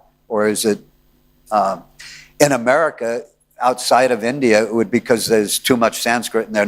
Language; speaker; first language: English; native; English